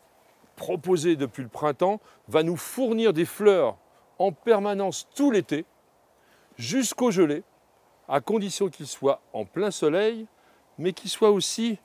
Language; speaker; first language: French; native; French